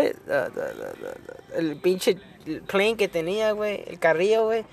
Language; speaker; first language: Spanish; early bilingual, heritage; Spanish